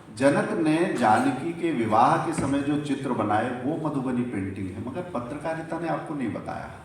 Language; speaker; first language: Hindi; native; Hindi